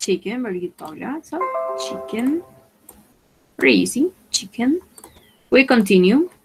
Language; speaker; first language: English; non-native, fluent; Spanish